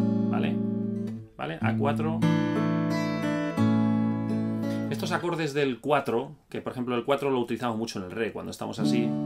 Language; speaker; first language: Spanish; native; Spanish